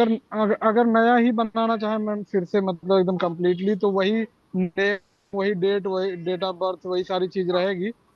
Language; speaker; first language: Hindi; native; Hindi